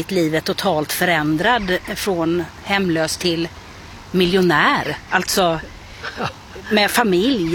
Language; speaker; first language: Swedish; native; Swedish